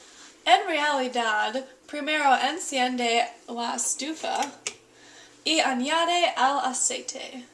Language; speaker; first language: Spanish; non-native, learner; English